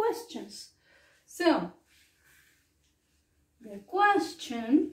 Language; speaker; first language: English; non-native, fluent; Spanish